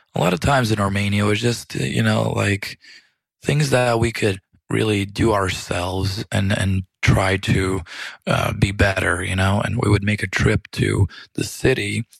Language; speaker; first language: English; early bilingual, other home language; Romanian